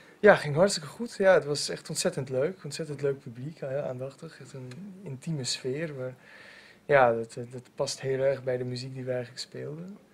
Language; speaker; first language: Dutch; non-native, fluent; Hungarian